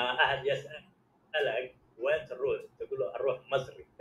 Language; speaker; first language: Arabic; non-native, fluent; Somali